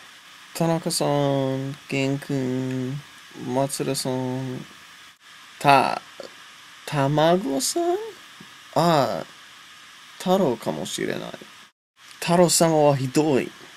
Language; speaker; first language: Japanese; non-native, learner; English